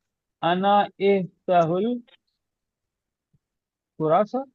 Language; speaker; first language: Arabic; non-native, learner; Urdu